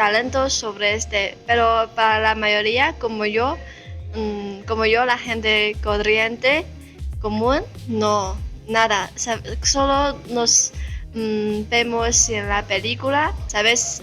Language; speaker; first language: Spanish; non-native, learner; Chinese